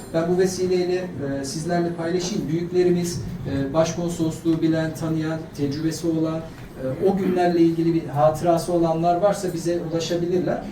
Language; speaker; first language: Turkish; native; Turkish